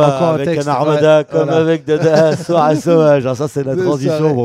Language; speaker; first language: French; native; French